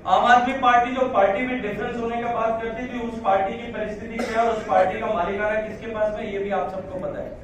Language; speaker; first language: Hindi; native; Hindi